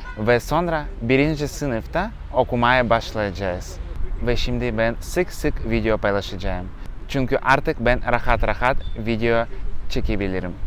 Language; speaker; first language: Turkish; non-native, learner; Russian